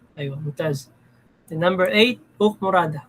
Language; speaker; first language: Arabic; non-native, fluent; Filipino